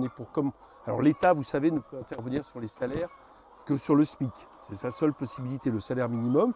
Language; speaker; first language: French; native; French